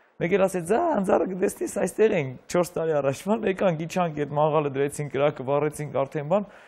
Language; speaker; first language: Armenian; native; Armenian